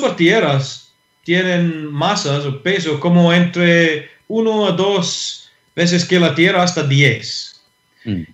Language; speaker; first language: Spanish; non-native, fluent; English